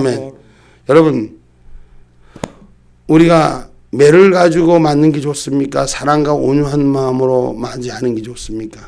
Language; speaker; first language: Korean; native; Korean